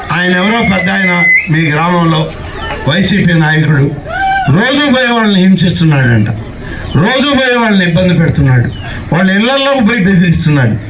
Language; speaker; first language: Telugu; native; Telugu